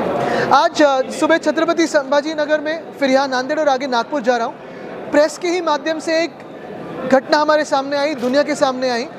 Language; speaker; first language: Hindi; non-native, local second language; Marathi